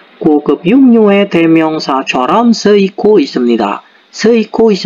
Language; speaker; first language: Korean; non-native, fluent; Indonesian